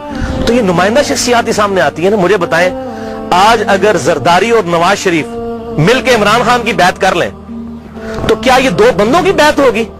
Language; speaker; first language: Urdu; non-native, local second language; Punjabi